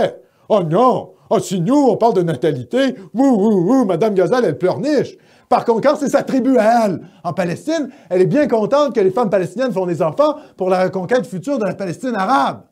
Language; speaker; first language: French; native; French